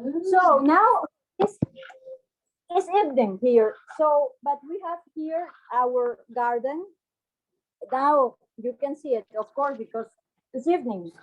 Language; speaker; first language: English; non-native, fluent; Spanish